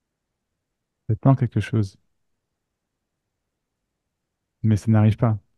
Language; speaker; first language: French; native; French